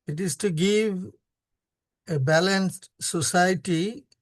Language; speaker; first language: English; non-native, local second language; Hindi